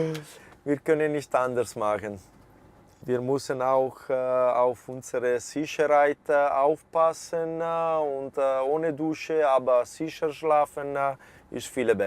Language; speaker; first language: German; non-native, fluent; Italian